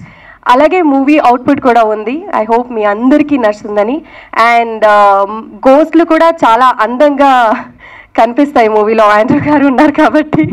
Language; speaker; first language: Telugu; non-native, local second language; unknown